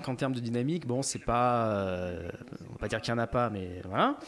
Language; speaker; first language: French; native; French